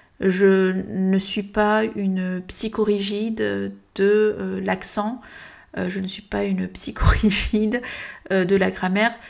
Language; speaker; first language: French; early bilingual, heritage; French